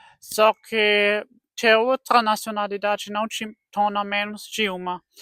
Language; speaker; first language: Portuguese; early bilingual, heritage; Portuguese